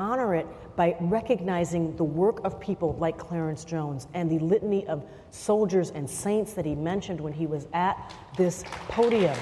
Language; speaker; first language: English; native; English